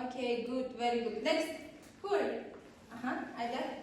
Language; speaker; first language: English; non-native, learner; Kazakh